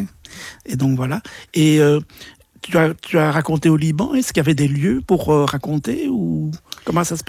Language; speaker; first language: French; native; French